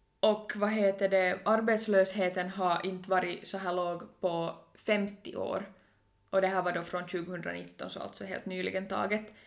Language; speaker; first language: Swedish; native; Swedish